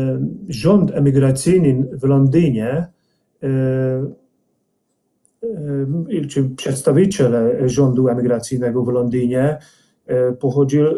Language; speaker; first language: Polish; non-native, fluent; Hungarian